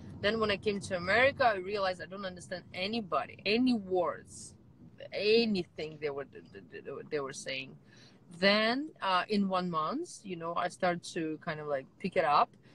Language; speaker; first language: English; non-native, fluent; Russian